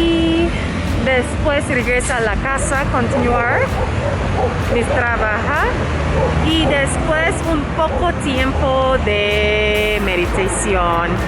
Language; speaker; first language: Spanish; non-native, learner; English